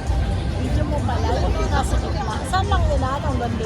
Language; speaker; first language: Filipino; native; Filipino